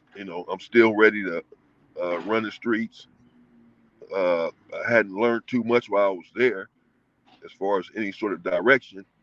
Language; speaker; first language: English; native; English